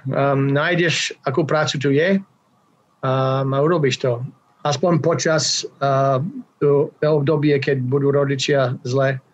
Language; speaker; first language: Slovak; non-native, fluent; English